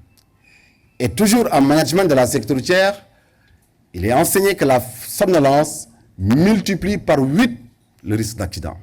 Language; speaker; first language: French; non-native, local second language; Wolof